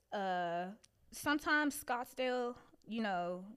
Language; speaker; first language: English; early bilingual, other home language; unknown